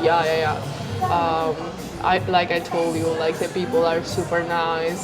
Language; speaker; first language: English; non-native, fluent; Spanish